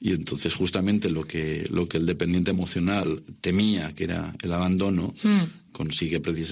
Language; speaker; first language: Spanish; native; Spanish